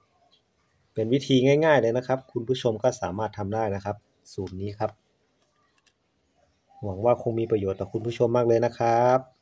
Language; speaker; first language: Thai; native; Thai